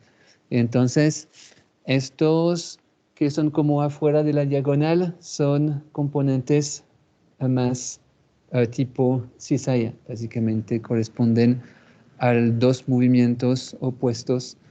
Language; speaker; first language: Spanish; non-native, fluent; French